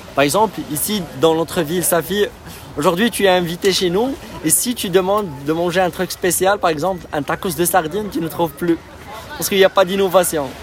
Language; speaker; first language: French; non-native, local second language; Arabic